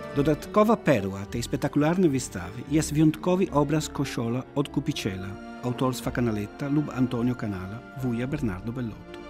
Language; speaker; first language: Polish; non-native, fluent; Italian